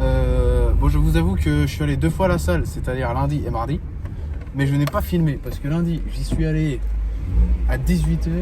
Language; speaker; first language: French; native; French